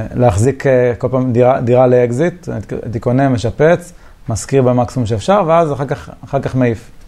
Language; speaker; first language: Hebrew; native; Hebrew